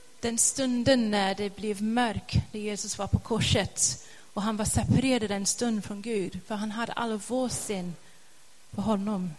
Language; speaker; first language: Swedish; non-native, fluent; English